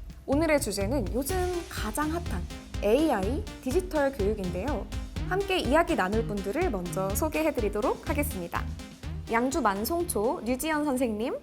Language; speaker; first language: Korean; native; Korean